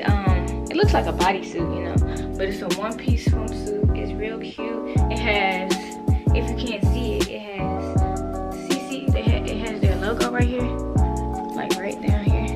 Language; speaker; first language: English; native; English